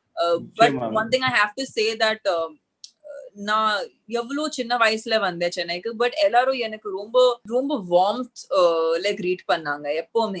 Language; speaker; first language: Tamil; non-native, local second language; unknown